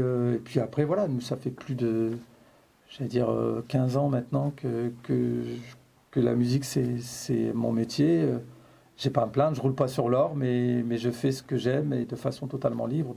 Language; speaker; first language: French; native; French